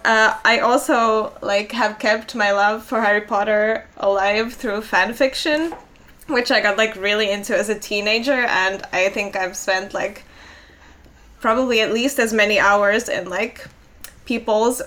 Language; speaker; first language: English; non-native, fluent; Finnish